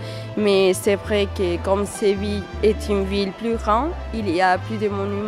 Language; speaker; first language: French; non-native, fluent; Spanish